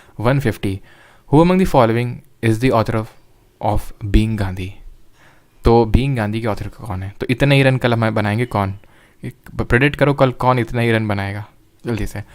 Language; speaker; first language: Hindi; native; Hindi